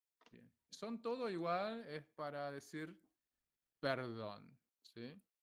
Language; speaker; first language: Spanish; non-native, fluent; Korean